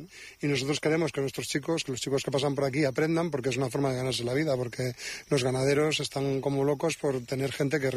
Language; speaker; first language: Spanish; native; Spanish